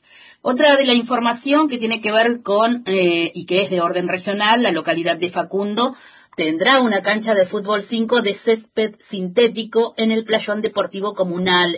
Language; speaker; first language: Spanish; native; Spanish